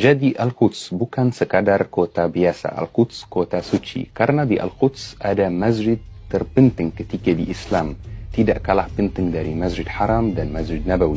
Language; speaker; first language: Indonesian; non-native, fluent; Arabic